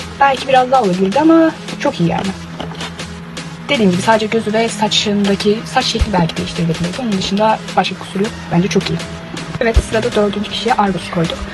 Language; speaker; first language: Turkish; native; Turkish